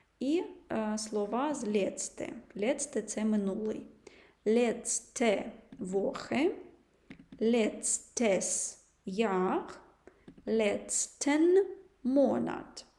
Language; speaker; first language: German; non-native, fluent; Ukrainian